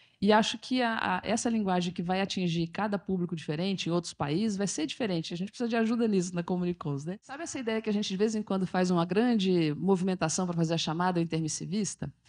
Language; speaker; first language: Portuguese; native; Portuguese